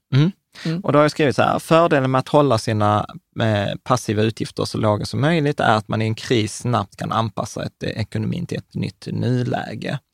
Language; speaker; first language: Swedish; early bilingual, other home language; Czech